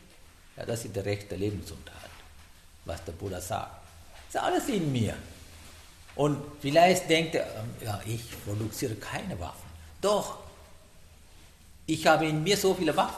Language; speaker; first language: German; non-native, learner; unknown